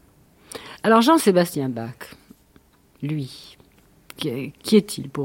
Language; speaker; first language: French; native; French